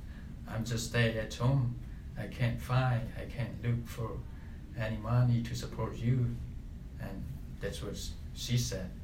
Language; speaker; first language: English; non-native, learner; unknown